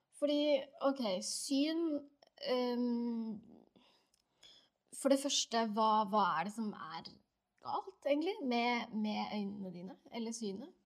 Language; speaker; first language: Norwegian; native; Norwegian